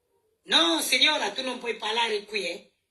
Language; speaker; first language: Italian; non-native, learner; French